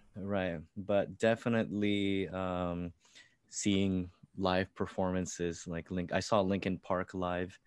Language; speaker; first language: English; native; English